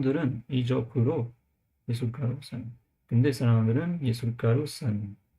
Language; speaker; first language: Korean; non-native, learner; English